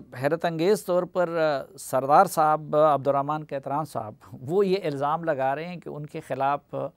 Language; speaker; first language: Urdu; non-native, local second language; Pashto